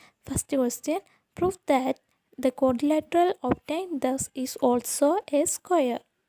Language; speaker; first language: English; non-native, local second language; Malayalam